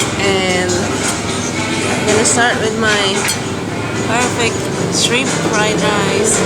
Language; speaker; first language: English; non-native, fluent; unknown